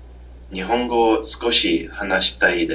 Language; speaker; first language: Japanese; non-native, learner; English